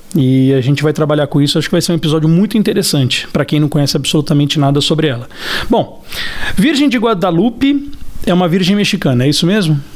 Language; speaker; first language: Portuguese; native; Portuguese